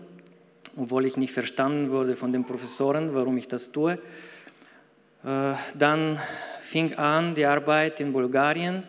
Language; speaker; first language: German; non-native, fluent; Bulgarian